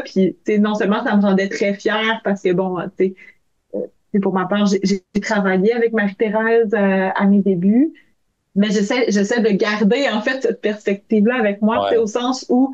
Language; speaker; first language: French; native; French